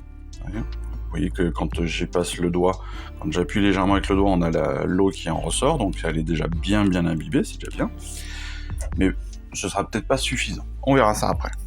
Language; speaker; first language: French; native; French